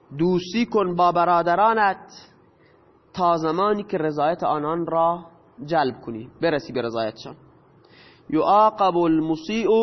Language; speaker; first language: Persian; non-native, local second language; Baluchi